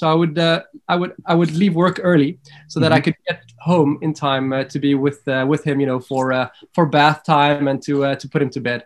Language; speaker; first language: English; native; English